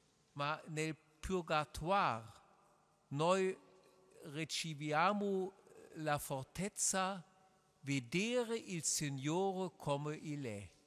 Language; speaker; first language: Italian; non-native, learner; German